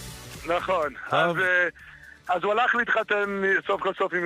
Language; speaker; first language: Hebrew; non-native, fluent; English